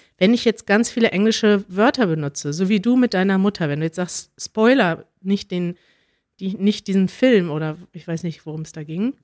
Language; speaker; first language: German; native; German